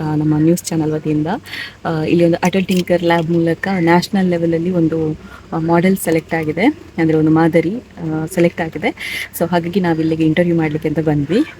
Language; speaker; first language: Kannada; native; Kannada